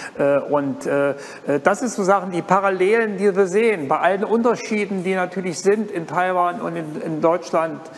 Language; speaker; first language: German; native; German